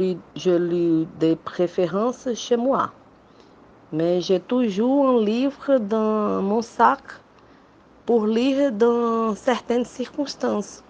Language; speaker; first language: French; non-native, learner; Portuguese